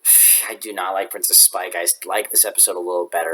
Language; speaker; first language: English; native; English